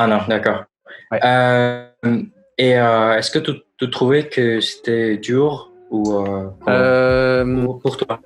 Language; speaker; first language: French; non-native, learner; Indonesian